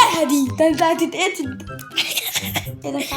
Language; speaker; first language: Arabic; native; Arabic